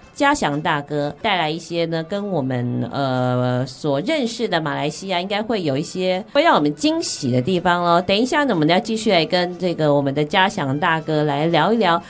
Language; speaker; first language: Chinese; non-native, fluent; Vietnamese